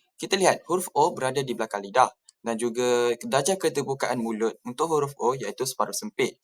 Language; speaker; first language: Malay; native; Malay